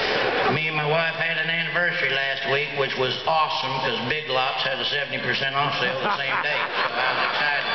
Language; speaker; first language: English; native; English